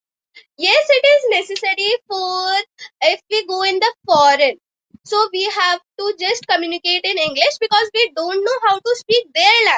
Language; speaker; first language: English; non-native, local second language; Hindi